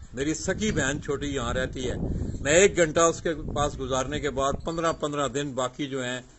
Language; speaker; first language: Urdu; native; Urdu